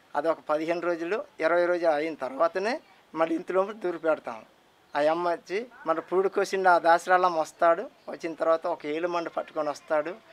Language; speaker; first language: Telugu; non-native, local second language; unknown